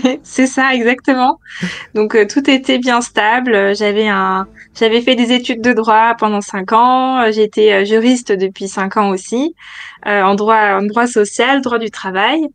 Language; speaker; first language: French; native; French